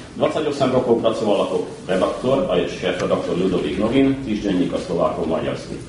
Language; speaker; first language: Slovak; early bilingual, heritage; Slovak